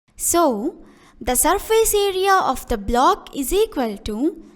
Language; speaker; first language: English; non-native, local second language; Kannada